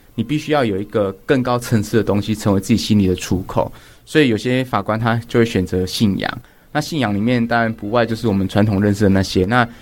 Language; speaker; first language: Chinese; native; Chinese